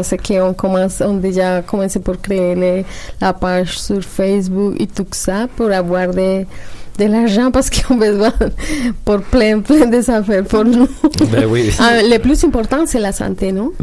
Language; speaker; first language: French; non-native, learner; Spanish